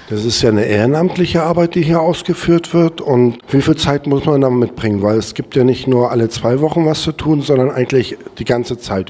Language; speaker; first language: German; native; German